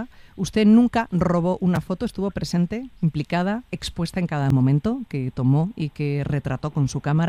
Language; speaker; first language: Spanish; native; Spanish